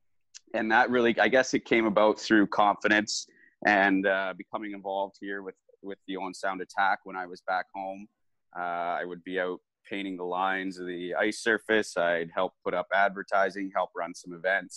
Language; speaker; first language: English; native; English